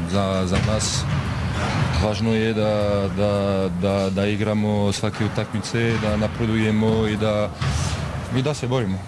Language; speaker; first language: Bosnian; non-native, learner; French